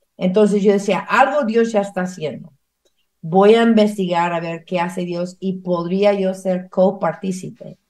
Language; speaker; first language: Spanish; non-native, fluent; English